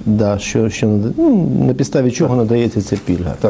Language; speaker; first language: Ukrainian; native; Ukrainian